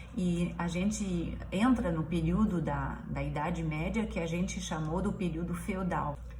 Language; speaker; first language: Portuguese; non-native, fluent; French